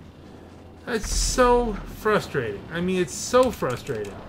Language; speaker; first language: English; native; English